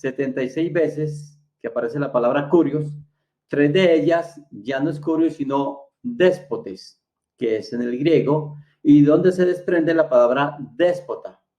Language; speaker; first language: Spanish; native; Spanish